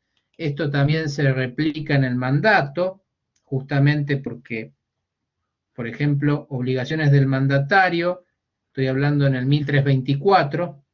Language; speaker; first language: Spanish; native; Spanish